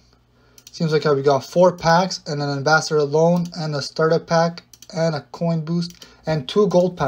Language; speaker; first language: English; native; English